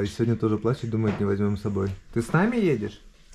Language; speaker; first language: Russian; native; Russian